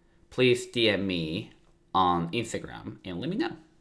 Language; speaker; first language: English; non-native, fluent; Japanese